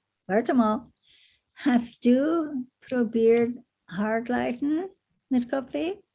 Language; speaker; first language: German; non-native, learner; English